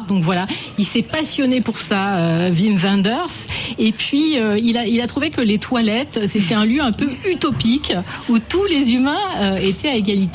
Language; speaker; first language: French; native; French